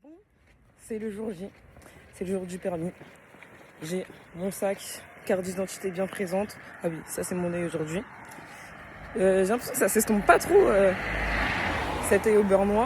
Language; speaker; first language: French; native; French